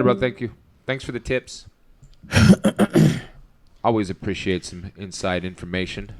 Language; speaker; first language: English; native; English